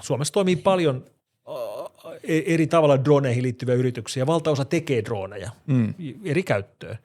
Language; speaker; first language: Finnish; native; Finnish